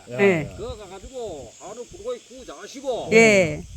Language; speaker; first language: Korean; native; Korean